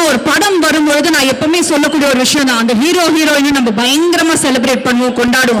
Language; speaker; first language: Tamil; native; Tamil